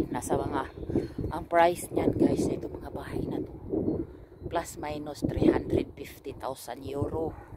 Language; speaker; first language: Filipino; native; Filipino